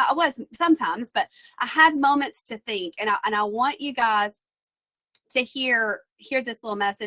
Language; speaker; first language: English; native; English